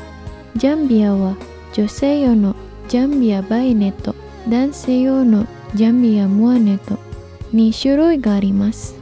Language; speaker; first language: Japanese; non-native, fluent; Indonesian